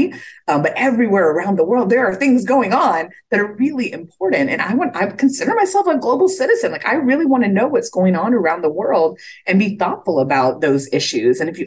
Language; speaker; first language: English; native; English